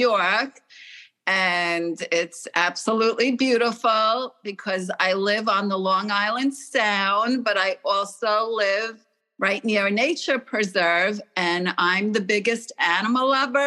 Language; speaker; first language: English; native; English